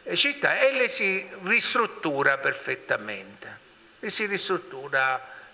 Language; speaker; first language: Italian; native; Italian